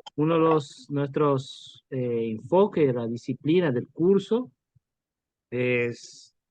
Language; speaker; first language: Spanish; non-native, fluent; Portuguese